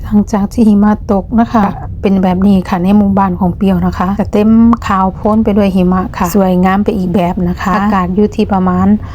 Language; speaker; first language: Thai; native; Thai